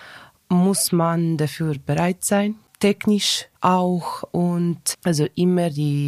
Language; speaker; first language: German; non-native, learner; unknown